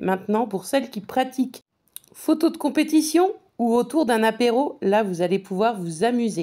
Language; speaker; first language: French; native; French